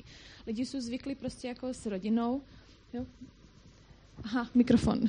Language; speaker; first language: Czech; non-native, fluent; Croatian